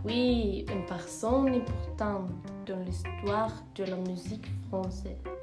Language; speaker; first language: French; non-native, learner; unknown